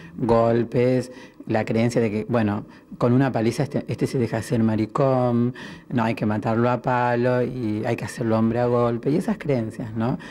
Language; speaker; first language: Spanish; native; Spanish